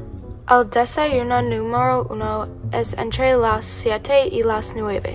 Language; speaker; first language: Spanish; non-native, learner; English